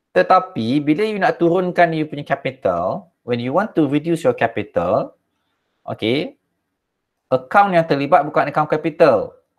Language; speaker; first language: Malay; native; Malay